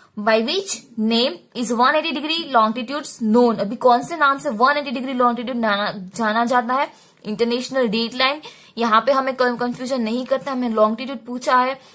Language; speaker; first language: Hindi; non-native, local second language; Gujarati